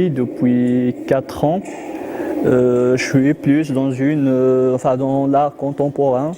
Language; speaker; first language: French; non-native, local second language; Kabyle